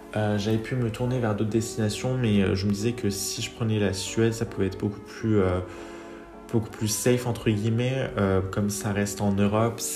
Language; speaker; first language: French; native; French